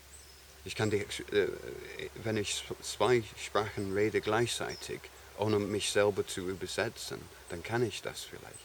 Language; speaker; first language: German; non-native, fluent; English